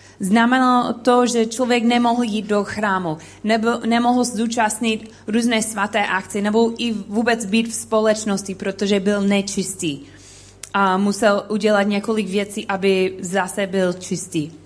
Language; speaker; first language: Czech; non-native, learner; English